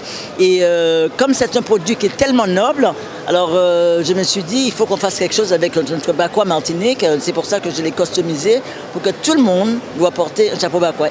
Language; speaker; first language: French; native; French